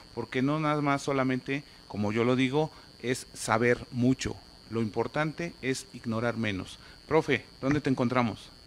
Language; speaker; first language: Spanish; native; Spanish